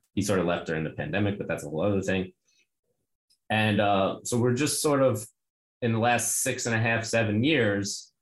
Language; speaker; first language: English; native; English